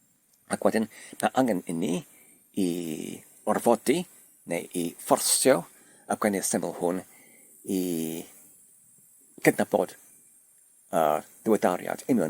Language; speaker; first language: Welsh; non-native, learner; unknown